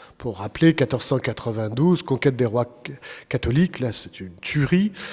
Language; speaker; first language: French; native; French